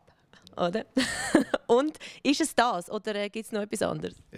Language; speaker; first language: German; native; German